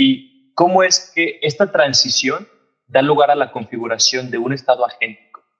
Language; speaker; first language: Spanish; native; Spanish